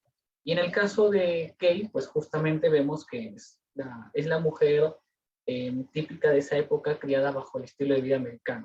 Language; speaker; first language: Spanish; native; Spanish